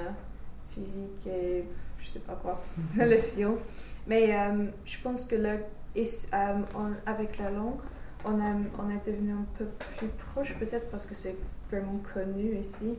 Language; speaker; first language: French; non-native, fluent; English